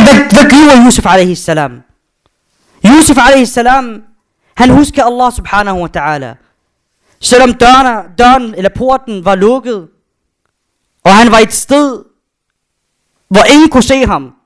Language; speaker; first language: Danish; non-native, fluent; Arabic